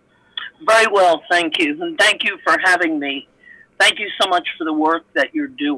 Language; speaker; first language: English; native; English